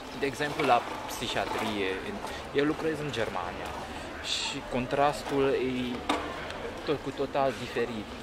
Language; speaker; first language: Romanian; non-native, fluent; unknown